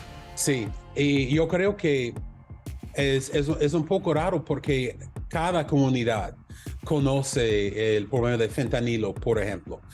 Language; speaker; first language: Spanish; non-native, learner; English